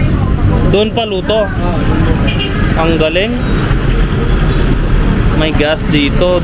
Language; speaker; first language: Filipino; non-native, learner; Hindi